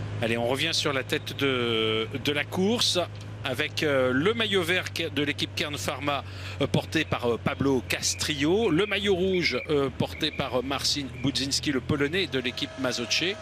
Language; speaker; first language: French; native; French